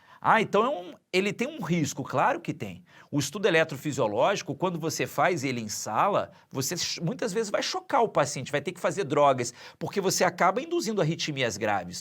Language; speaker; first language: Portuguese; native; Portuguese